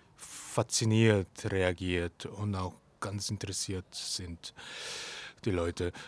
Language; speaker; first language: German; non-native, fluent; Korean